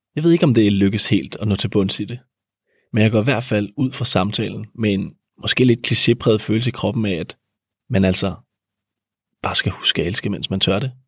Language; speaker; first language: Danish; native; Danish